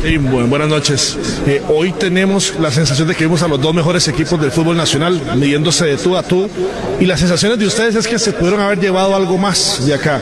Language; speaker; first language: Spanish; native; Spanish